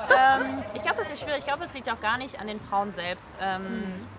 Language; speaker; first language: German; early bilingual, heritage; French